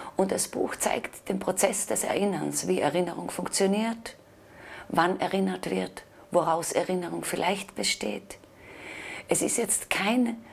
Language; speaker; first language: German; non-native, local second language; Slovenian